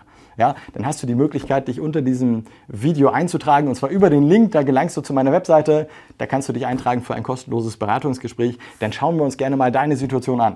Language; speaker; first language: German; native; German